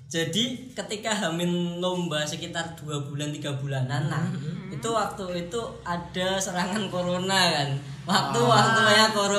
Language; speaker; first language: Indonesian; native; Indonesian